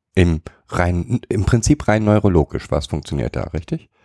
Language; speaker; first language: German; native; German